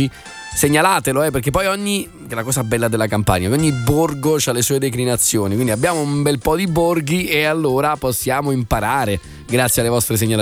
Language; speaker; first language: Italian; native; Italian